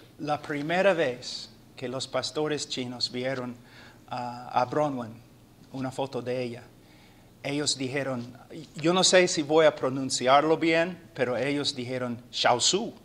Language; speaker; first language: Spanish; non-native, fluent; English